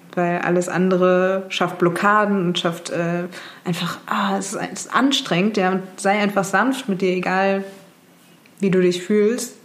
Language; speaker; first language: German; native; German